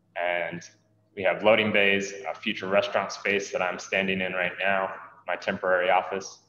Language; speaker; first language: English; native; English